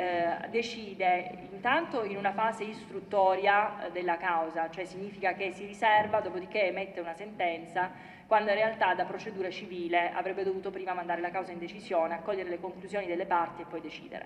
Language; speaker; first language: Italian; native; Italian